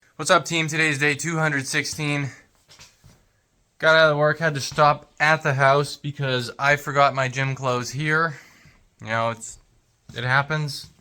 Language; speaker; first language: English; native; English